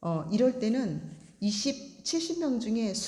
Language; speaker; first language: Korean; native; Korean